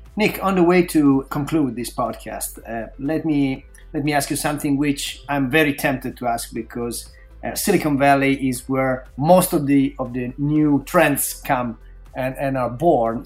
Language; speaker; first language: English; non-native, fluent; Italian